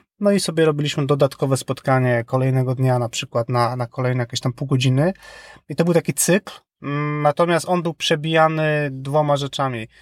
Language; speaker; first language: Polish; native; Polish